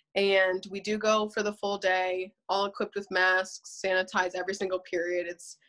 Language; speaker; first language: English; native; English